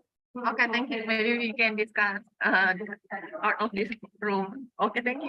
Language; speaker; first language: English; non-native, learner; Indonesian